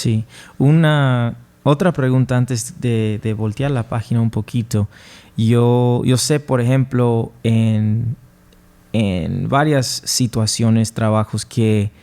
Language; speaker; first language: Spanish; non-native, fluent; English